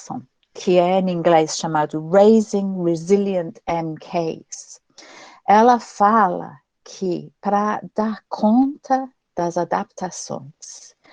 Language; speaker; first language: Portuguese; non-native, fluent; English